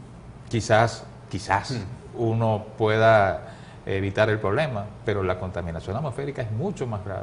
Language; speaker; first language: Spanish; native; Spanish